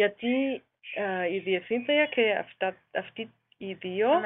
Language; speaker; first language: Greek; non-native, learner; German